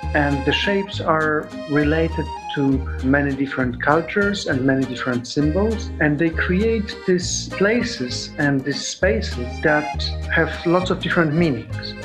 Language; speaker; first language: English; non-native, fluent; Polish